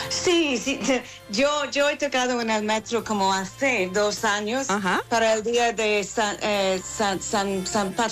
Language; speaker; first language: Spanish; non-native, learner; English